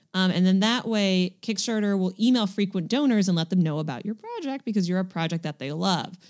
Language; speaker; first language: English; native; English